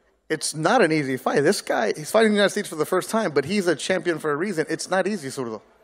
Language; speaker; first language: English; native; English